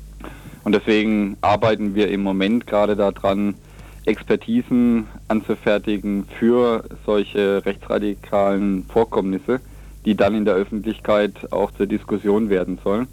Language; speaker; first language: German; native; German